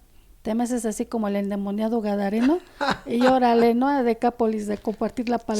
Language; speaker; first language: Spanish; native; Spanish